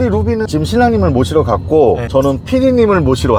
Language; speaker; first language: Korean; native; Korean